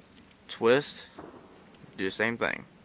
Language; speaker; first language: English; native; English